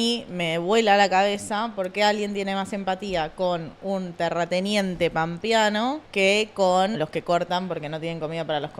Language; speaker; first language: Spanish; native; Spanish